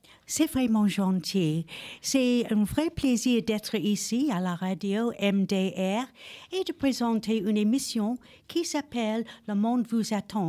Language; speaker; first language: French; non-native, fluent; English